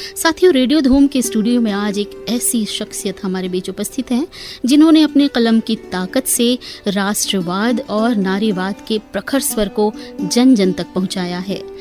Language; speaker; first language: Hindi; native; Hindi